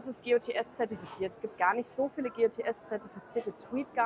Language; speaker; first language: German; native; German